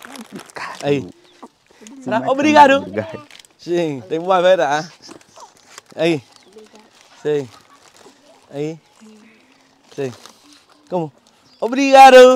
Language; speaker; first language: Portuguese; non-native, learner; Vietnamese